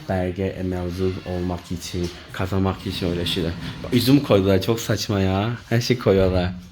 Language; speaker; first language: Turkish; non-native, learner; Chinese